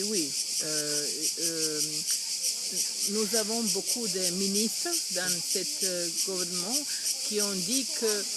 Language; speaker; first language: French; non-native, learner; Croatian